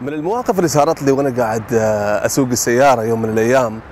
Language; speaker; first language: Arabic; native; Arabic